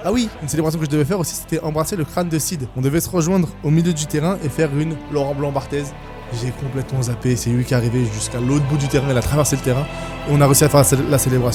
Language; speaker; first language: French; native; French